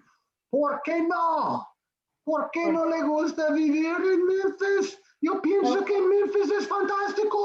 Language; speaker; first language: Spanish; non-native, fluent; English